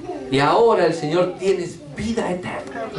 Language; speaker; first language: Spanish; native; Spanish